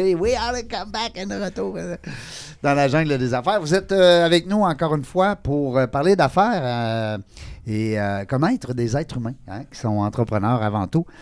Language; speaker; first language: French; native; French